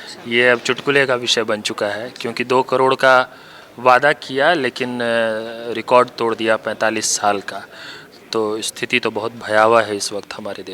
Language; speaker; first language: Hindi; native; Hindi